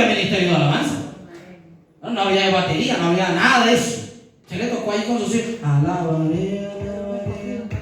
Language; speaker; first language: Spanish; native; Spanish